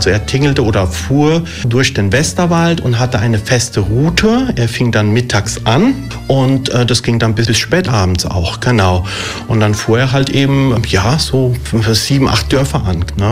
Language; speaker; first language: German; early bilingual, other home language; Italian